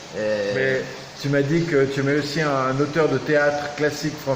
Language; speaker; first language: French; native; French